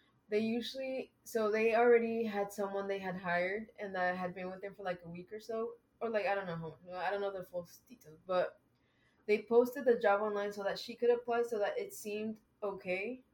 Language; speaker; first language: English; early bilingual, other home language; Spanish